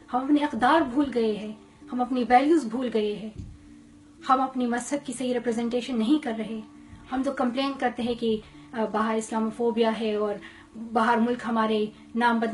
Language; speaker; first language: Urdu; non-native, local second language; Pashto